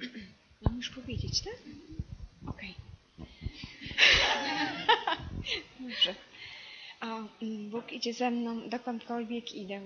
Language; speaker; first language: Polish; native; Polish